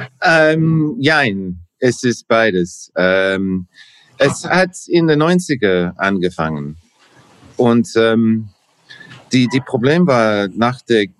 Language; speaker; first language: German; non-native, learner; English